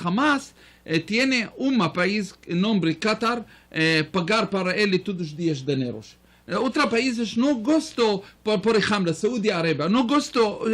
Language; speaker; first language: Spanish; non-native, learner; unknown